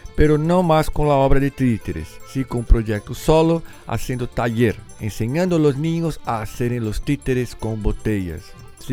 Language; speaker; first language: Spanish; non-native, fluent; Portuguese